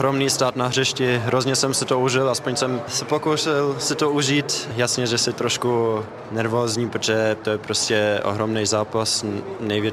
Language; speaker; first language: Czech; non-native, fluent; German